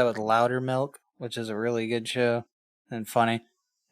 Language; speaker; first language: English; native; English